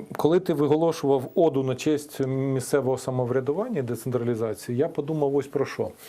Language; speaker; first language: Ukrainian; native; Ukrainian